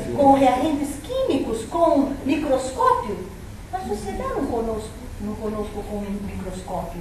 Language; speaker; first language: Spanish; non-native, fluent; Portuguese